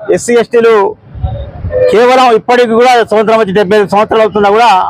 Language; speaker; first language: Telugu; native; Telugu